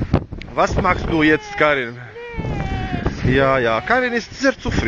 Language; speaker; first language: German; non-native, learner; Croatian